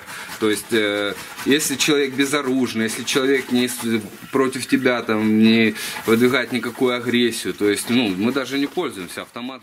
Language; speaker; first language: Russian; native; Russian